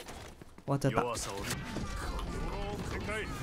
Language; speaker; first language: Japanese; native; Japanese